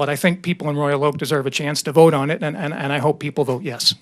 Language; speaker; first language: English; native; English